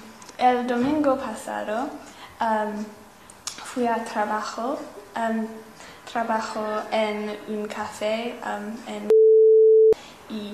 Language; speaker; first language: Spanish; non-native, learner; English